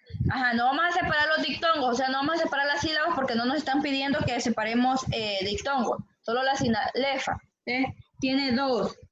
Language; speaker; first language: Spanish; native; Spanish